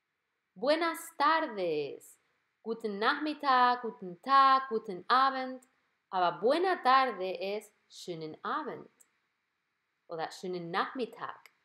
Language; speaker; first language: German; non-native, fluent; Spanish